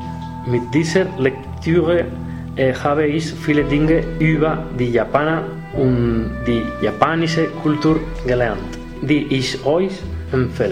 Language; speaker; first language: German; non-native, learner; Spanish